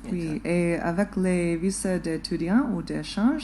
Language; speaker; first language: French; non-native, fluent; English